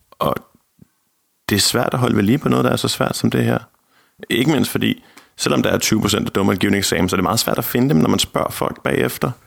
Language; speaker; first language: Danish; native; Danish